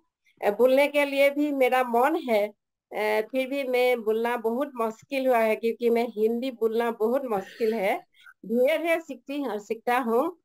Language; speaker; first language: Hindi; non-native, learner; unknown